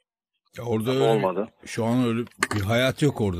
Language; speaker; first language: Turkish; native; Turkish